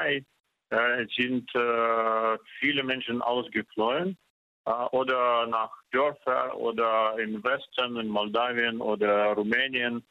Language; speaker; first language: German; non-native, fluent; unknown